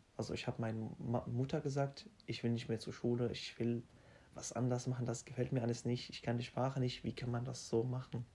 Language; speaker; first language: German; non-native, fluent; Arabic